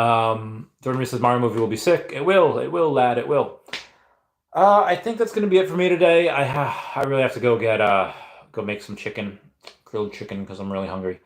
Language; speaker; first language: English; native; English